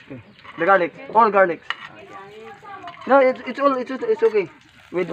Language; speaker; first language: English; non-native, learner; Cebuano